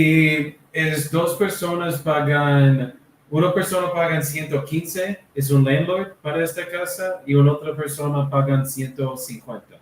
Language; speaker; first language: Spanish; non-native, learner; English